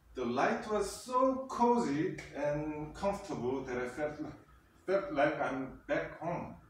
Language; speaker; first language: English; non-native, fluent; Korean